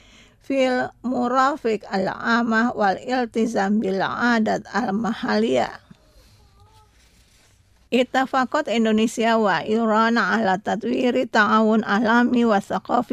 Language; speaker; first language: Arabic; non-native, fluent; Indonesian